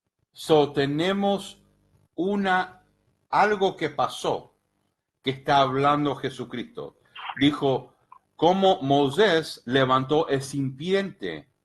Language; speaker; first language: Spanish; early bilingual, heritage; Spanish